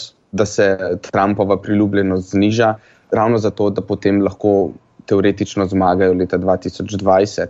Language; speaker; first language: Slovenian; native; Slovenian